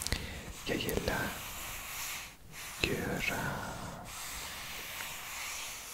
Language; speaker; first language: Swedish; non-native, learner; English